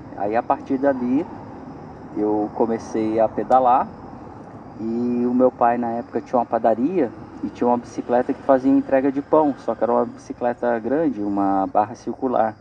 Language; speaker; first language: Portuguese; native; Portuguese